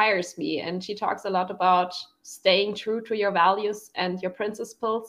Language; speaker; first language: English; non-native, fluent; German